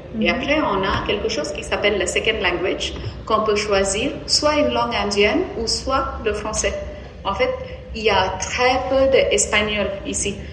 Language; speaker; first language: French; non-native, fluent; Tamil